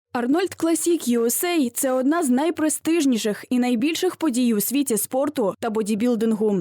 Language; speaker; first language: Ukrainian; native; Ukrainian